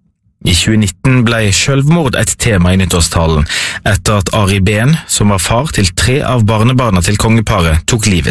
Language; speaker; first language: Norwegian; native; Norwegian